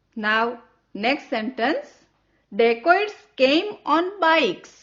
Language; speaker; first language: English; non-native, local second language; Gujarati